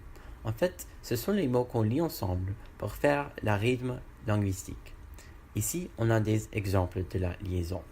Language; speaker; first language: French; non-native, learner; English